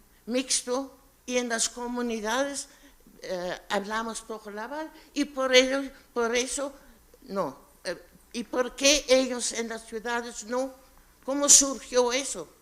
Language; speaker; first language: Spanish; non-native, fluent; German